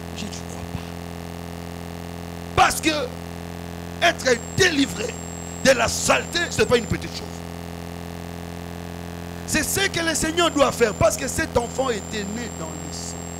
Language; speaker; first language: French; non-native, local second language; Lingala